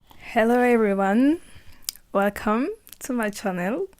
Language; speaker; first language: English; non-native, learner; French